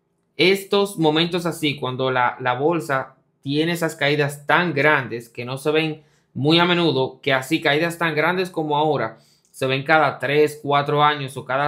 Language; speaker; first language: Spanish; native; Spanish